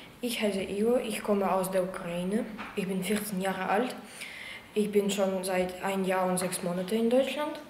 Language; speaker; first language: German; early bilingual, other home language; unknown